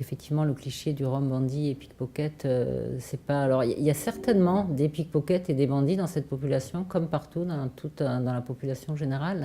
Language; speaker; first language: French; native; French